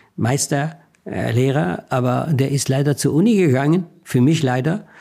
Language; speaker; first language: German; non-native, fluent; Persian